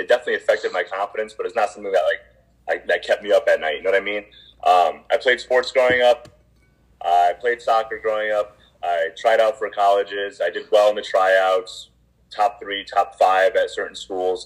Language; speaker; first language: English; native; English